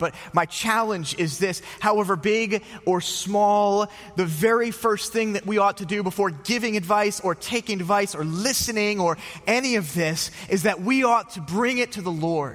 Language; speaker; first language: English; native; English